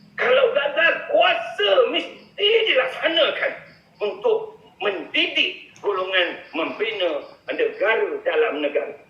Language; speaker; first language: Malay; native; Malay